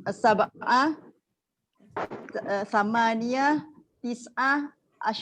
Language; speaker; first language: Arabic; non-native, learner; Malay